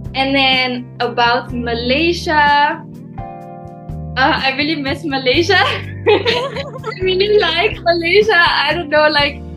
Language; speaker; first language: English; early bilingual, heritage; Turkish